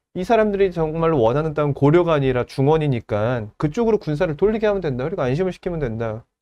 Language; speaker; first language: Korean; native; Korean